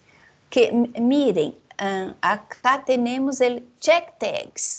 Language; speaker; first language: Spanish; non-native, fluent; Portuguese